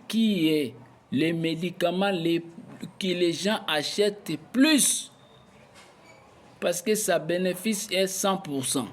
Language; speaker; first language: French; non-native, local second language; Lingala